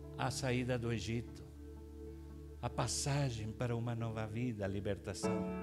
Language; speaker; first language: Portuguese; non-native, fluent; Spanish